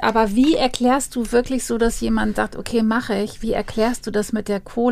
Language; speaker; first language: German; native; German